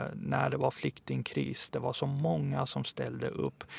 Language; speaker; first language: Swedish; early bilingual, other home language; Persian